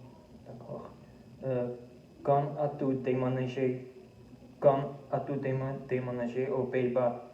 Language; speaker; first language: French; non-native, fluent; Dutch